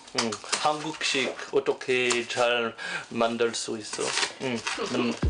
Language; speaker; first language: Korean; non-native, learner; French